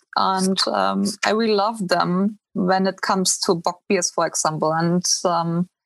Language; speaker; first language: English; non-native, fluent; German